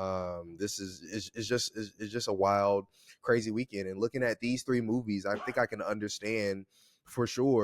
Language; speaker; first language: English; native; English